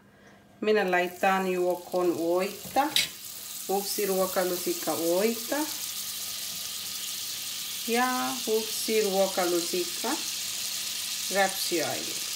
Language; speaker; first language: Finnish; non-native, learner; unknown